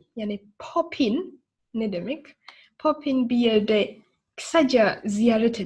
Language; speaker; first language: Turkish; non-native, learner; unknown